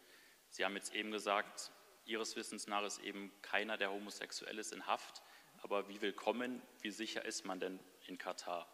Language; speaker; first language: German; native; German